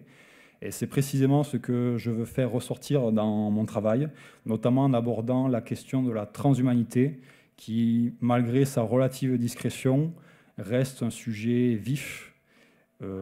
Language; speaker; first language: French; native; French